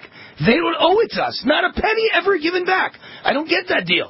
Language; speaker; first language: English; native; English